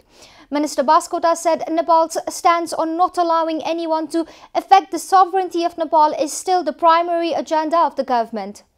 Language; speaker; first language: English; non-native, local second language; Nepali